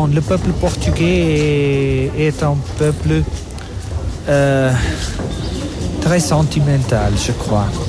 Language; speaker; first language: French; non-native, fluent; Portuguese